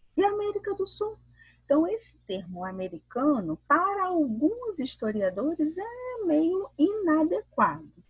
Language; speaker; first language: Portuguese; native; Portuguese